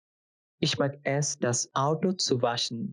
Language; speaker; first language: German; non-native, fluent; Bangla